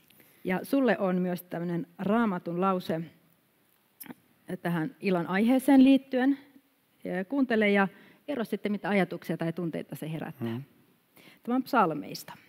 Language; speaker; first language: Finnish; native; Finnish